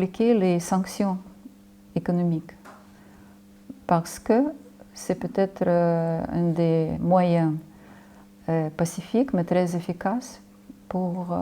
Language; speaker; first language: French; non-native, fluent; Ukrainian